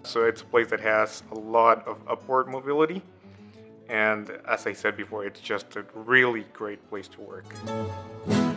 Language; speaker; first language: English; non-native, fluent; Spanish